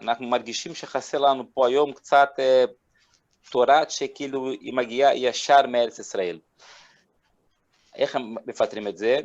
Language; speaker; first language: Hebrew; non-native, fluent; Portuguese